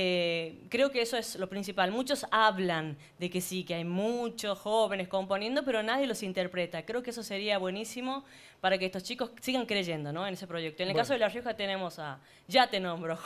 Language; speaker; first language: Spanish; native; Spanish